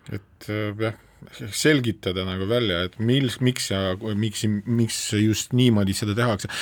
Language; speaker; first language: Estonian; non-native, local second language; Russian